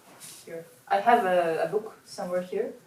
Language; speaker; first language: English; non-native, learner; Russian